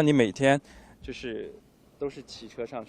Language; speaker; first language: Chinese; native; Chinese